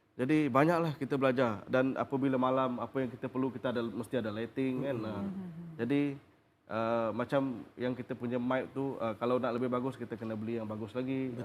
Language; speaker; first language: Malay; non-native, local second language; Iban